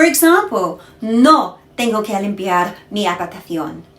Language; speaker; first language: Spanish; non-native, learner; English